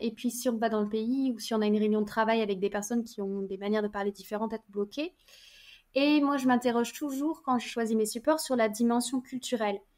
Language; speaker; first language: French; native; French